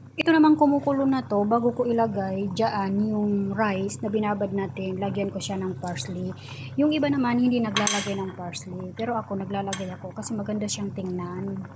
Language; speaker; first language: Filipino; native; Filipino